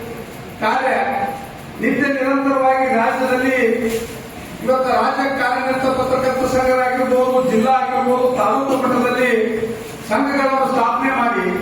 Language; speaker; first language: Kannada; native; Kannada